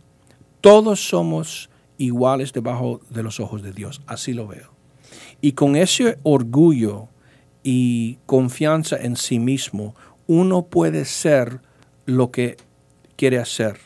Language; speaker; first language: Spanish; early bilingual, heritage; English